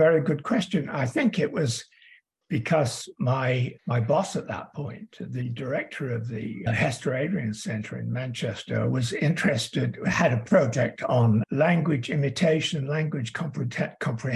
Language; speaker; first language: English; native; English